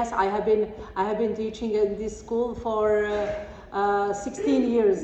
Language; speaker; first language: English; non-native, fluent; Serbian